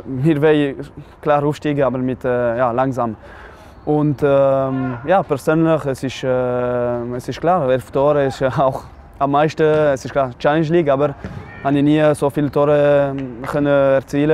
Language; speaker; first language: German; non-native, local second language; French